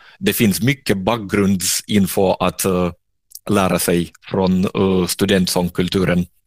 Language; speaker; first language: Swedish; non-native, fluent; Russian